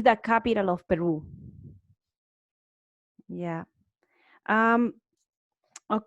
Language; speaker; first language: English; non-native, learner; Spanish